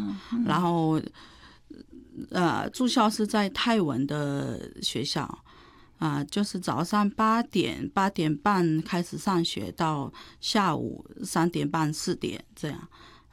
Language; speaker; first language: Chinese; non-native, fluent; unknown